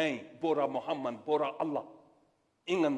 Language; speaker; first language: Swedish; non-native, learner; Urdu